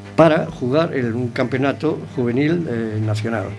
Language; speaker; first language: Spanish; native; Spanish